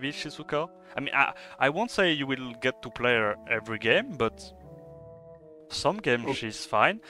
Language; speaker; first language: English; non-native, fluent; French